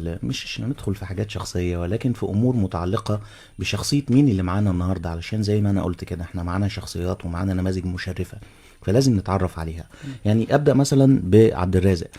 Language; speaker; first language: Arabic; native; Arabic